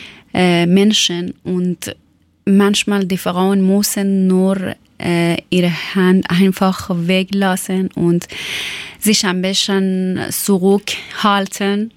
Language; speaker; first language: German; non-native, fluent; Persian